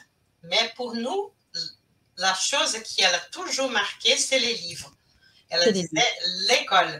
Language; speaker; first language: French; non-native, fluent; Portuguese